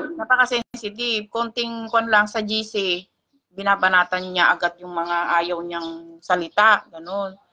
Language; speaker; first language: Filipino; native; Filipino